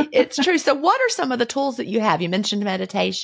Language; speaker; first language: English; native; English